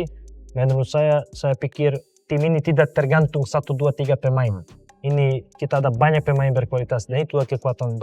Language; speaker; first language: Indonesian; non-native, fluent; Serbian